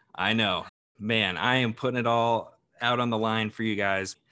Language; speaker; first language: English; native; English